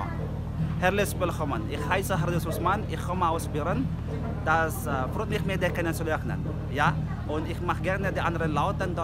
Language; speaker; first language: German; non-native, learner; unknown